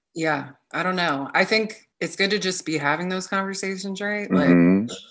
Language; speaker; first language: English; native; English